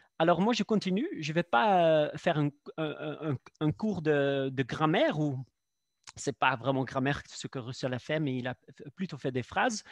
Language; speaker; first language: French; non-native, fluent; Dutch